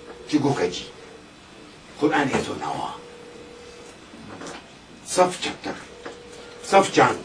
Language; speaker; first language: Korean; non-native, learner; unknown